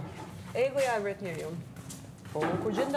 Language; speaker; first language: Albanian; native; Albanian